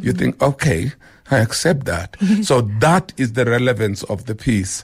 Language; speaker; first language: English; non-native, local second language; Xhosa